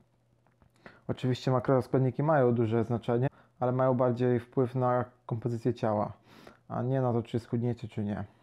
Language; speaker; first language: Polish; native; Polish